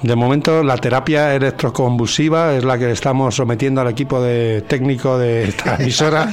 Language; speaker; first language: Spanish; native; Spanish